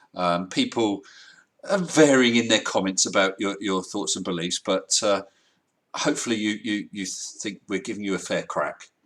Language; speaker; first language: English; native; English